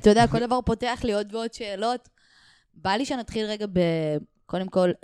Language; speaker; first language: Hebrew; native; Hebrew